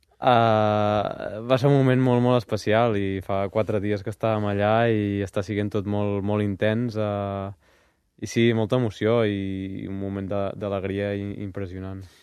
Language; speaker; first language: Catalan; native; Catalan